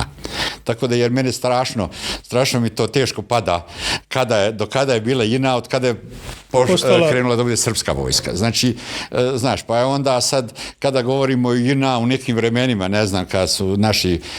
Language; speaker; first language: Bosnian; native; Bosnian